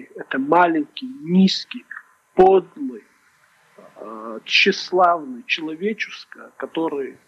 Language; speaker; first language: Russian; non-native, local second language; Chechen